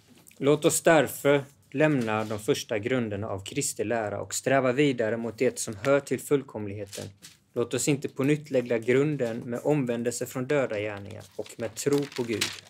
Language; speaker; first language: Swedish; native; Swedish